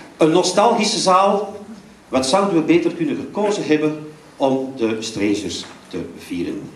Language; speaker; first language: Dutch; native; Dutch